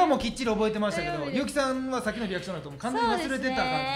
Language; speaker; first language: Japanese; native; Japanese